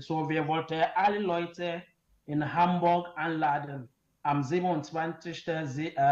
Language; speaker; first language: German; non-native, learner; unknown